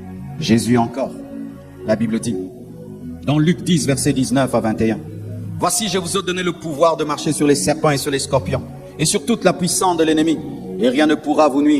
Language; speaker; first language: French; non-native, local second language; Lingala